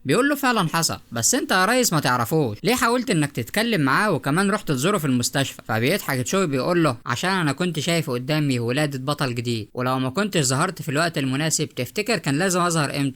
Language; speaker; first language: Arabic; native; Arabic